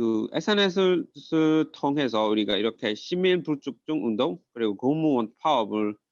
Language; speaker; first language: Korean; non-native, fluent; Burmese